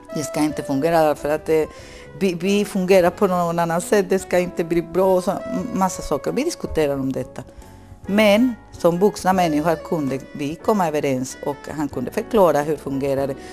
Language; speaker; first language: Swedish; non-native, fluent; Spanish